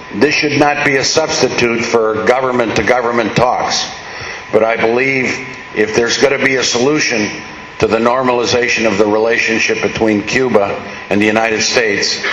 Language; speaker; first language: English; early bilingual, other home language; Spanish